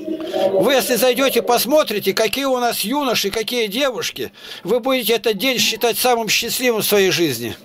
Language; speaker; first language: Russian; native; Russian